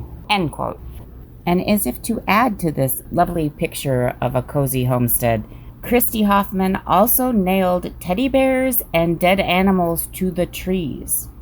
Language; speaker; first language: English; native; English